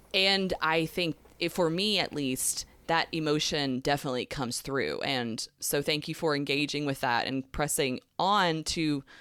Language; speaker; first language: English; native; English